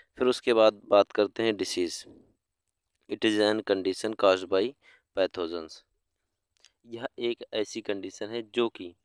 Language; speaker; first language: Hindi; native; Hindi